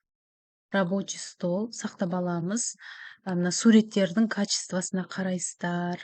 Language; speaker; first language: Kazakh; native; Kazakh